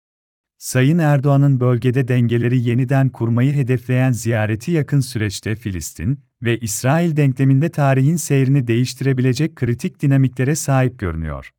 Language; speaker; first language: Turkish; native; Turkish